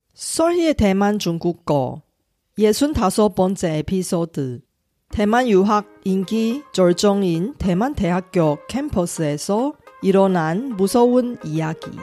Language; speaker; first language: Korean; non-native, fluent; Chinese